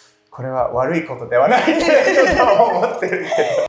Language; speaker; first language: Japanese; non-native, fluent; English